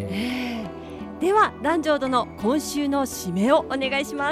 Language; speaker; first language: Japanese; native; Japanese